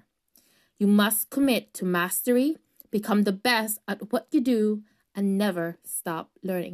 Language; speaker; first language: English; native; English